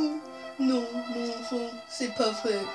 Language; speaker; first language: French; non-native, local second language; English